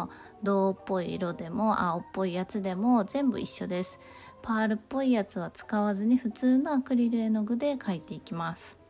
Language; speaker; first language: Japanese; native; Japanese